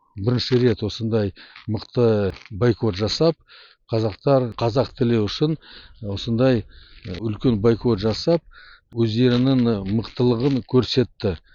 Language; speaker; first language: Kazakh; non-native, local second language; Russian